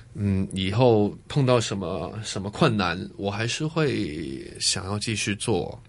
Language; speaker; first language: Chinese; non-native, fluent; Cantonese